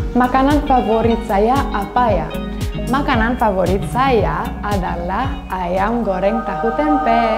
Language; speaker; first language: Indonesian; non-native, learner; Romanian